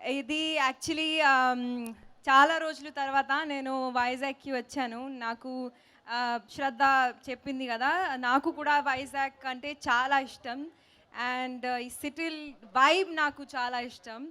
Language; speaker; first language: Telugu; non-native, learner; Hindi